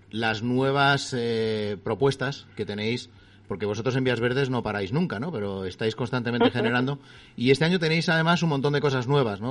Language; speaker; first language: Spanish; native; Spanish